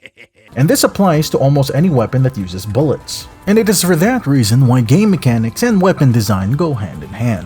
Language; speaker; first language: English; native; English